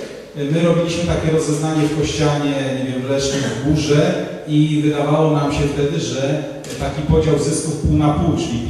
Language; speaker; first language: Polish; native; Polish